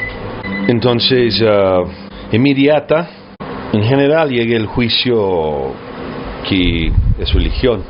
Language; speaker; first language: Spanish; early bilingual, heritage; English